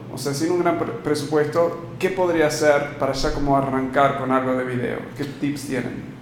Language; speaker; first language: Spanish; early bilingual, heritage; Spanish